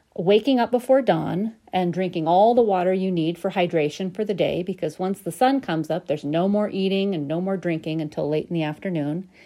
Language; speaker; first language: English; native; English